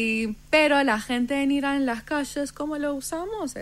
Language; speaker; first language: Spanish; non-native, fluent; Persian